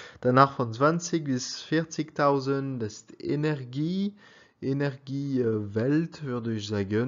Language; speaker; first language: German; non-native, learner; French